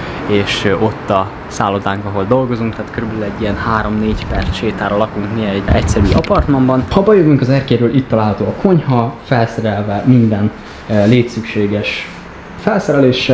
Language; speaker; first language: Hungarian; native; Hungarian